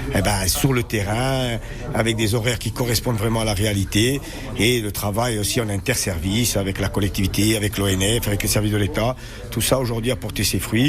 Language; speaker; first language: French; native; French